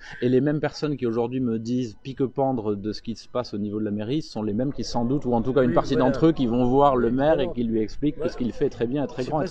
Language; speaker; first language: French; native; French